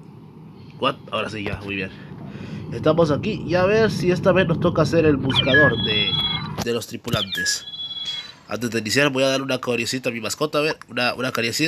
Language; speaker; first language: Spanish; native; Spanish